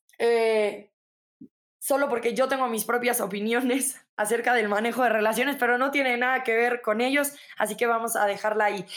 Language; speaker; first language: Spanish; native; Spanish